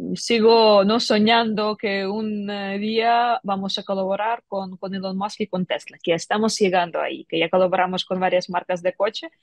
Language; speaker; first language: Spanish; non-native, fluent; Ukrainian